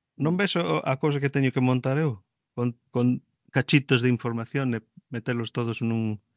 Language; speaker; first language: Galician; early bilingual, heritage; Galician